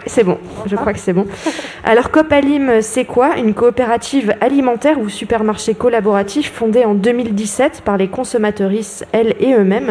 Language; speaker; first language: French; native; French